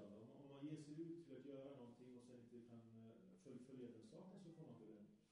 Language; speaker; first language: Swedish; early bilingual, other home language; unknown